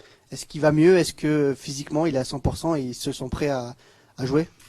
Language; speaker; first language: French; native; French